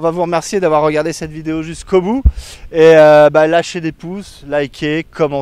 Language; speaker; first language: French; native; French